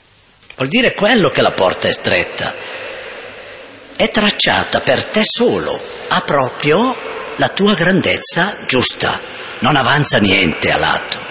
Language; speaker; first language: Italian; native; Italian